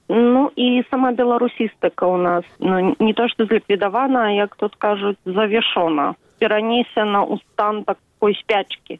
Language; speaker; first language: Belarusian; native; Belarusian